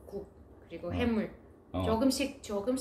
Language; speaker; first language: Korean; non-native, fluent; Russian